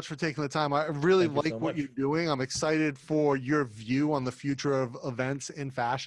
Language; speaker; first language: English; native; English